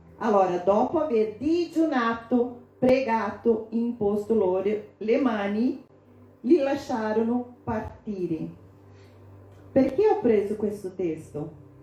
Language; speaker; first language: Italian; non-native, fluent; Portuguese